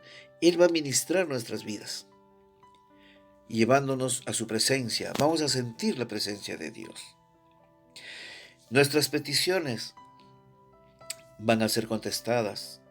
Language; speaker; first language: Spanish; native; Spanish